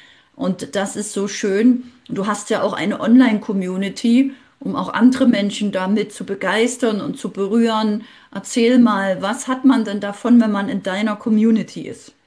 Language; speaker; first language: German; native; German